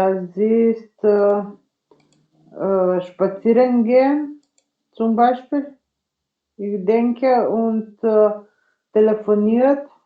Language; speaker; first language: German; non-native, learner; Macedonian